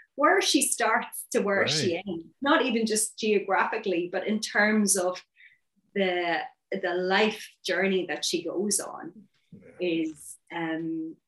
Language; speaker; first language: English; native; English